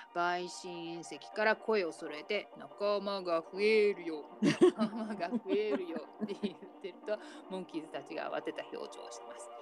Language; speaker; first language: Japanese; native; Japanese